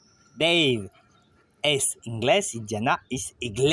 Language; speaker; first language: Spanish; non-native, learner; French